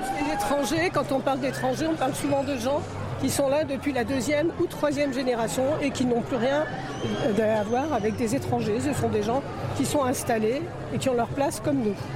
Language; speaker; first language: French; native; French